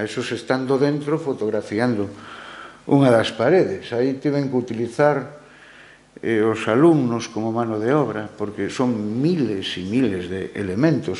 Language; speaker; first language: Galician; non-native, local second language; Spanish